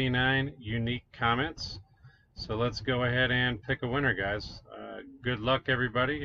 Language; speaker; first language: English; native; English